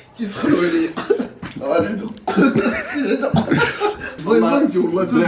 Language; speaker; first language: Arabic; native; Arabic